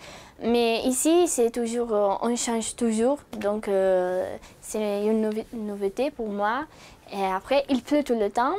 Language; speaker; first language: French; non-native, fluent; Italian